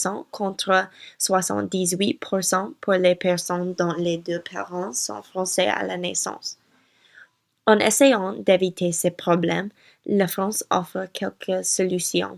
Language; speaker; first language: French; non-native, learner; English